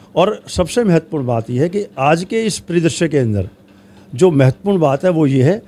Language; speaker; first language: Hindi; native; Hindi